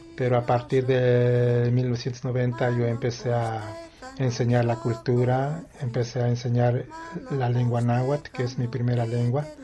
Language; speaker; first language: Spanish; non-native, local second language; Nahuatl languages